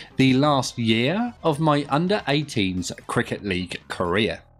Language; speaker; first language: English; native; English